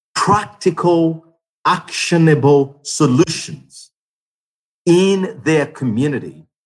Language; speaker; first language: English; non-native, local second language; Ganda